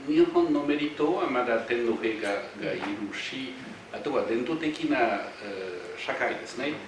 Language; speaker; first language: Japanese; non-native, fluent; French